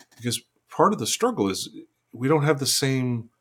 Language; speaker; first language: English; native; English